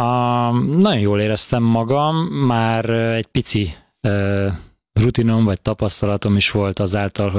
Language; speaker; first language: Hungarian; native; Hungarian